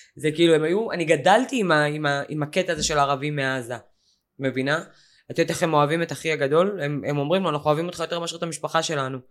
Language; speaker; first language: Hebrew; native; Hebrew